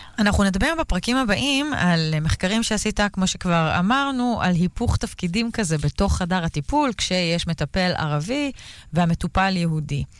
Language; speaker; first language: Hebrew; native; Hebrew